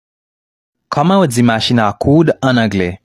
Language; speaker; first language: French; non-native, local second language; Haitian Creole